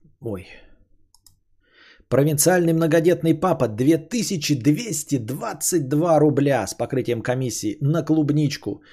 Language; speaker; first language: Russian; native; Russian